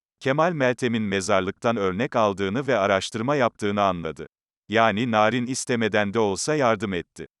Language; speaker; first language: Turkish; native; Turkish